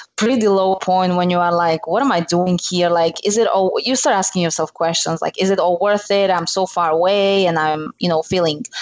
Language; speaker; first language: English; non-native, fluent; Slovak